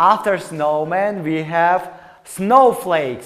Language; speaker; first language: English; non-native, learner; Tajik